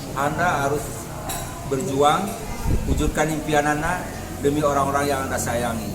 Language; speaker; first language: Indonesian; non-native, local second language; Minangkabau